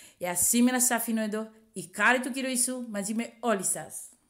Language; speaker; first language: Greek; non-native, learner; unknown